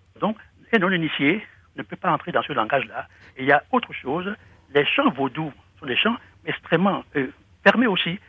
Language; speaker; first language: French; non-native, local second language; Fon